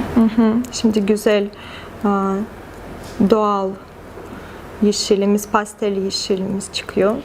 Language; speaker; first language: Turkish; non-native, fluent; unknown